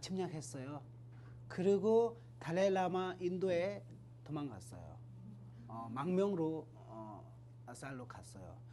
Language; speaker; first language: Korean; non-native, learner; Tibetan